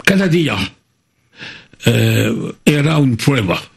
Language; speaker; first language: Spanish; non-native, fluent; French